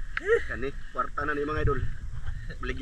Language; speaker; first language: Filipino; non-native, local second language; Cebuano